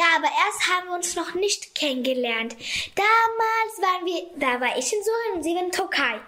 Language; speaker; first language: German; early bilingual, other home language; Kurdish